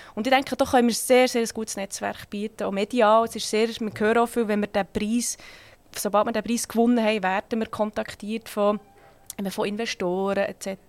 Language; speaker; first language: German; native; German